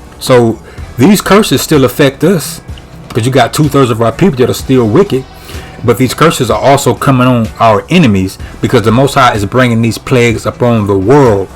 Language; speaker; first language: English; native; English